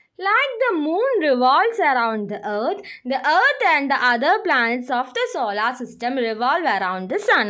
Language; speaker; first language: English; non-native, local second language; Malayalam